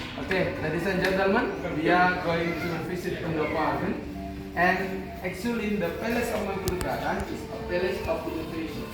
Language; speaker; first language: English; non-native, learner; Indonesian